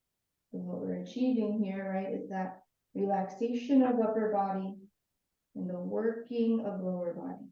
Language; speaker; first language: English; native; English